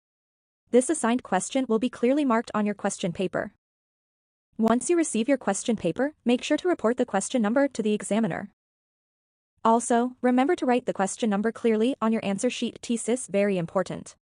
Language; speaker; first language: English; non-native, local second language; Malayalam